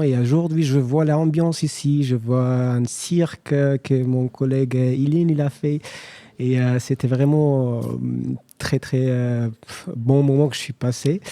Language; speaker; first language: French; non-native, learner; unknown